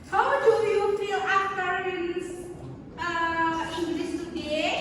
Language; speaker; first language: English; non-native, learner; Indonesian